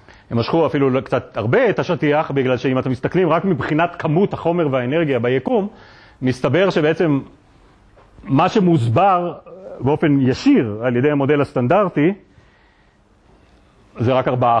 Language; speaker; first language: Hebrew; native; Hebrew